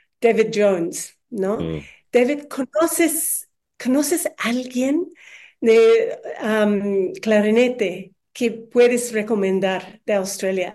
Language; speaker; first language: Spanish; non-native, learner; English